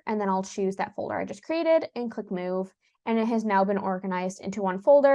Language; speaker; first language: English; native; English